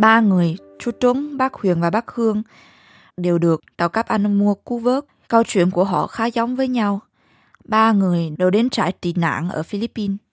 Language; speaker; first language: Vietnamese; early bilingual, heritage; Vietnamese